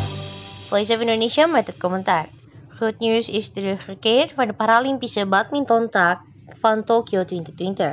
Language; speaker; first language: Dutch; non-native, fluent; Indonesian